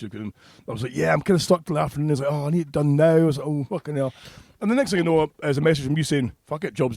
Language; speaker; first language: English; native; English